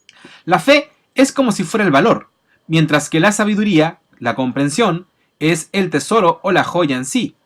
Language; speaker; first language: Spanish; native; Spanish